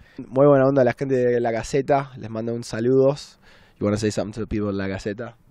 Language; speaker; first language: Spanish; non-native, fluent; English